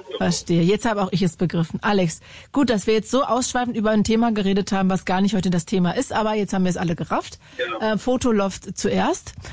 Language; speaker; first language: German; native; German